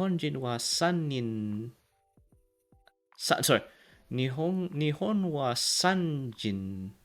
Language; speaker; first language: Japanese; non-native, learner; English